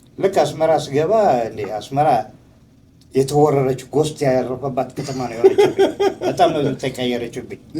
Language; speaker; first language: Amharic; non-native, local second language; Tigrinya